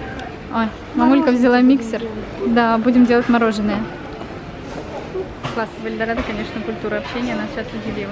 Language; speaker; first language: Russian; native; Russian